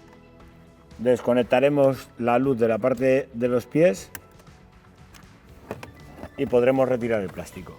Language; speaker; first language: Spanish; native; Spanish